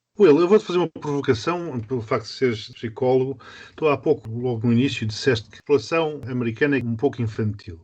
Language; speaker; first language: Portuguese; native; Portuguese